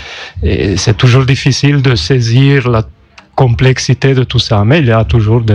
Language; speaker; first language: French; non-native, local second language; German